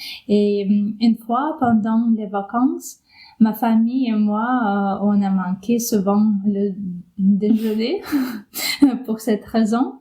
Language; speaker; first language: French; non-native, fluent; Ukrainian